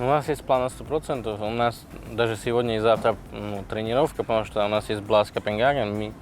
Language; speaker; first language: Russian; non-native, fluent; Slovak